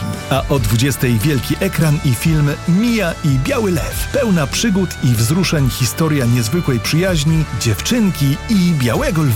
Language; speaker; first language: Polish; native; Polish